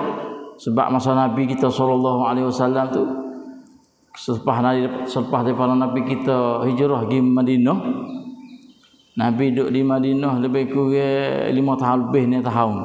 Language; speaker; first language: Malay; native; Malay